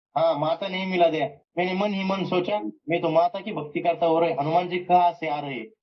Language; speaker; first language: Hindi; non-native, local second language; Marathi